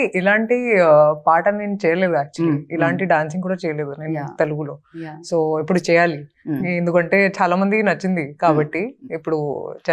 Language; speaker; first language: Telugu; non-native, fluent; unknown